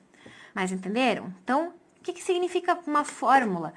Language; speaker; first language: Portuguese; native; Portuguese